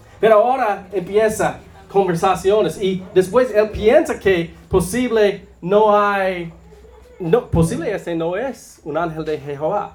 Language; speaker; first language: Spanish; non-native, learner; English